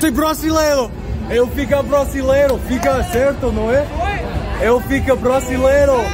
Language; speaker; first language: Portuguese; non-native, learner; English